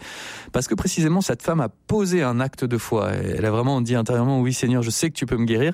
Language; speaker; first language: French; native; French